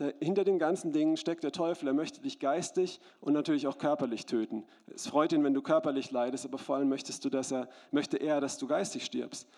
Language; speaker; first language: German; native; German